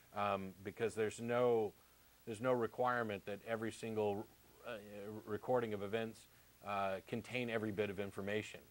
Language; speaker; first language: English; native; English